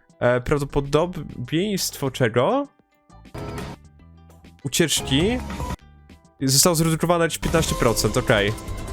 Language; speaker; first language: Polish; native; Polish